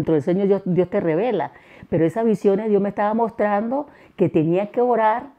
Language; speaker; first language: Spanish; native; Spanish